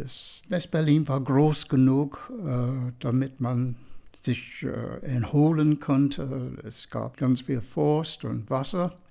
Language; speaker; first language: German; non-native, fluent; English